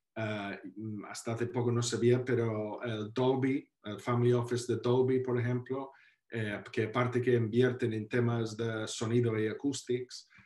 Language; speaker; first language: Spanish; non-native, fluent; Welsh